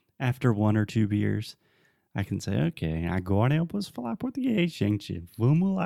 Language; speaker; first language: Portuguese; non-native, fluent; English